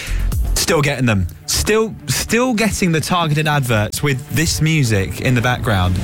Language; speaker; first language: English; native; English